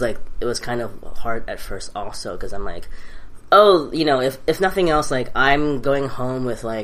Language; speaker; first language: English; early bilingual, other home language; Cantonese